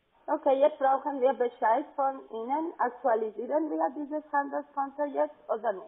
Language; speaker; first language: German; non-native, fluent; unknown